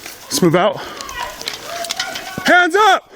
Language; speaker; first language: English; native; English